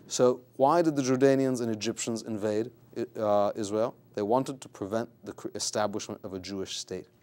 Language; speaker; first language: English; native; English